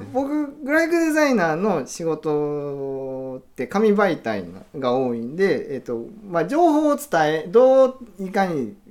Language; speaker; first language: Japanese; native; Japanese